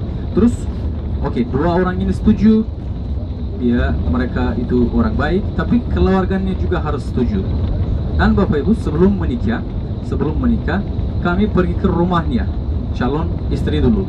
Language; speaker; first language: Indonesian; non-native, fluent; Turkish